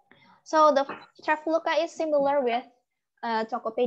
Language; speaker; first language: English; non-native, learner; Indonesian